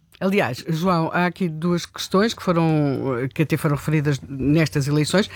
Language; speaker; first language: Portuguese; native; Portuguese